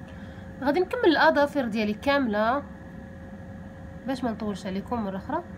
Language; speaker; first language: Arabic; native; Arabic